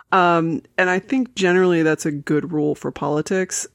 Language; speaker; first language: English; native; English